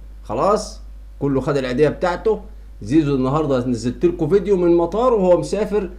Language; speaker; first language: Arabic; native; Arabic